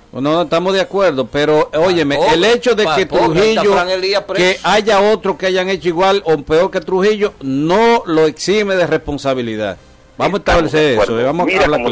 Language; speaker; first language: Spanish; native; Spanish